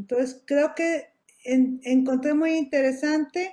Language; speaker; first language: Spanish; native; Spanish